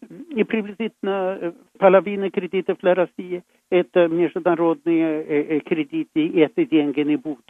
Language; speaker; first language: Russian; non-native, fluent; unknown